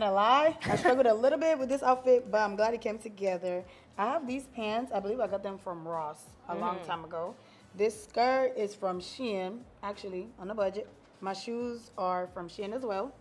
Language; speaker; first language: English; non-native, local second language; Yoruba